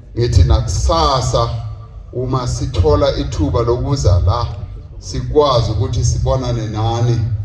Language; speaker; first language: Zulu; non-native, local second language; Venda